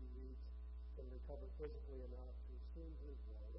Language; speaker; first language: English; native; English